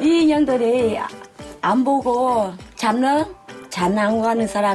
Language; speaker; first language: Korean; non-native, learner; Vietnamese